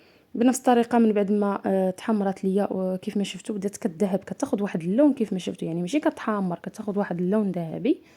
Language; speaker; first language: Arabic; native; Arabic